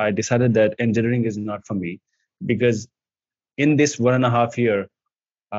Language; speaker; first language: English; non-native, local second language; Hindi